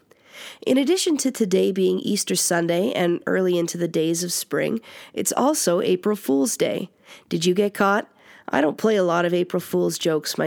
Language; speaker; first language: English; native; English